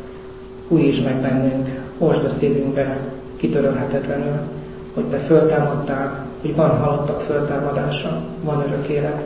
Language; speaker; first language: Hungarian; native; Hungarian